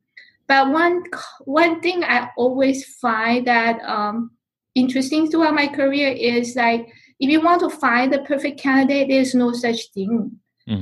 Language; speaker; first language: English; non-native, fluent; Chinese